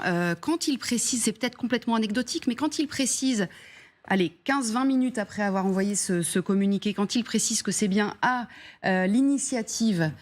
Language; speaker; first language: French; native; French